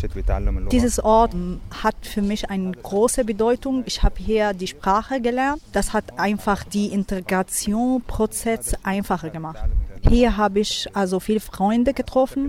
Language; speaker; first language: German; non-native, learner; Arabic